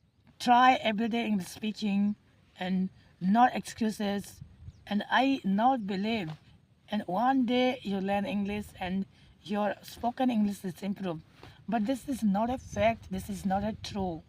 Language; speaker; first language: English; non-native, learner; Hindi